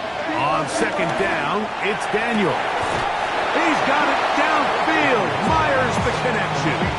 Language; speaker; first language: English; native; English